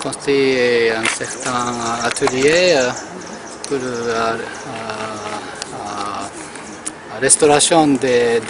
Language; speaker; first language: French; non-native, fluent; Japanese